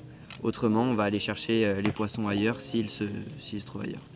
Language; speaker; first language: French; native; French